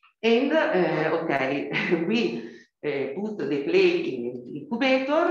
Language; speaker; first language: English; non-native, learner; Italian